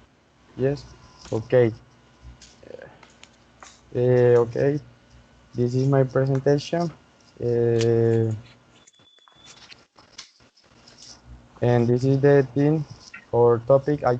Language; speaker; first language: English; non-native, learner; Spanish